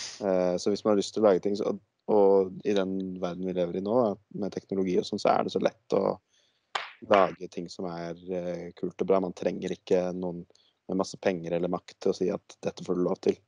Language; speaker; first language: Norwegian; native; Norwegian